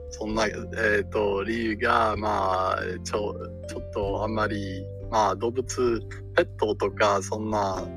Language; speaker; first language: Japanese; non-native, learner; English